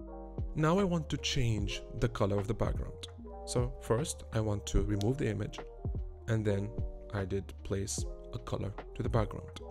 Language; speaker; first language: English; non-native, fluent; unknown